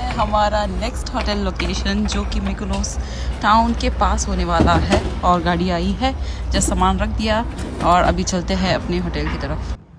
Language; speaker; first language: Hindi; native; Hindi